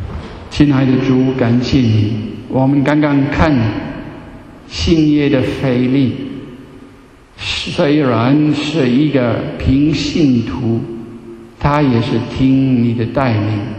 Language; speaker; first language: Chinese; non-native, fluent; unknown